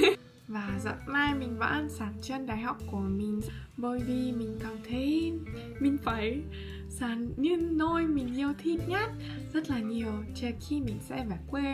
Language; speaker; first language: Vietnamese; non-native, fluent; Russian